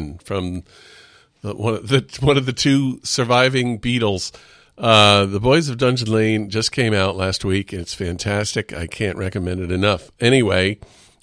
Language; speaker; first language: English; native; English